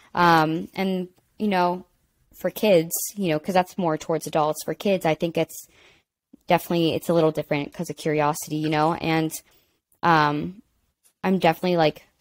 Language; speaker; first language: English; native; English